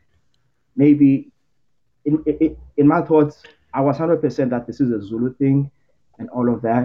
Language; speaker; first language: English; non-native, local second language; Xhosa